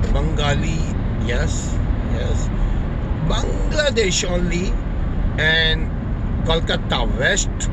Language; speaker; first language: English; non-native, fluent; Urdu